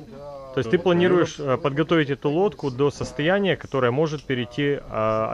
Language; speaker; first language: Russian; native; Russian